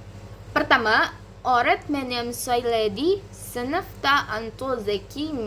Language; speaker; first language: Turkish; non-native, learner; Indonesian